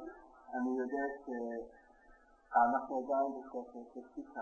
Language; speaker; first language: Hebrew; non-native, fluent; English